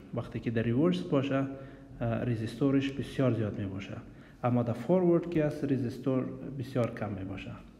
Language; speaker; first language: Persian; native; Persian